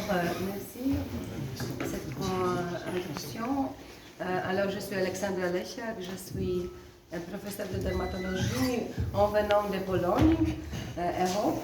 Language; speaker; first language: French; non-native, fluent; Polish